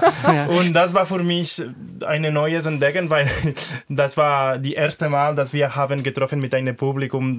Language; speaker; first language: German; non-native, fluent; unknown